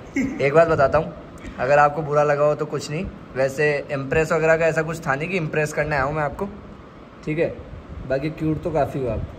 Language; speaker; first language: Hindi; native; Hindi